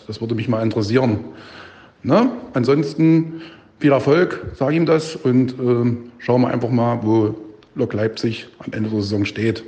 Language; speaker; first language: German; non-native, fluent; Bosnian